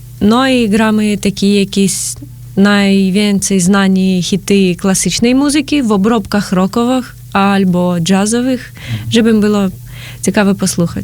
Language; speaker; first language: Polish; non-native, learner; Ukrainian